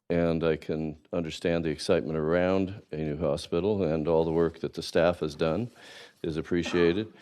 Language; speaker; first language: English; native; English